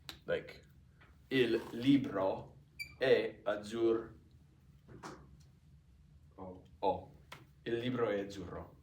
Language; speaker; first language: Italian; non-native, fluent; English